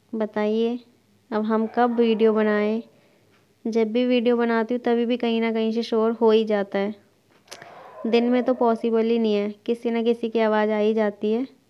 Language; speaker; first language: Hindi; native; Hindi